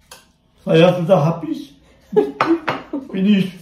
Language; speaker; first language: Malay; non-native, learner; Turkish